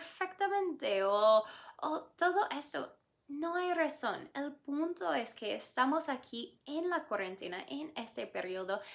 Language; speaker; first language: Spanish; non-native, fluent; English